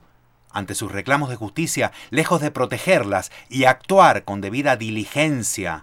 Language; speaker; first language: Spanish; native; Spanish